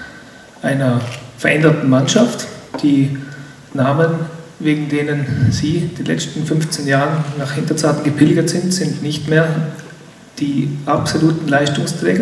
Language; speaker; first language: German; native; German